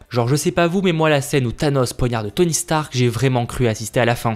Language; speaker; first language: French; native; French